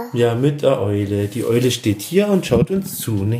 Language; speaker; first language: German; native; German